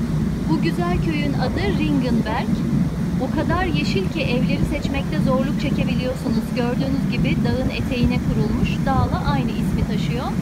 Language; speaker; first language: Turkish; native; Turkish